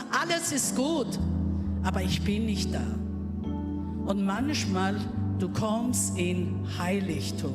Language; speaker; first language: German; non-native, learner; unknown